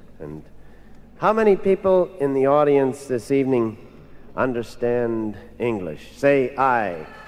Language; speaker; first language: English; native; English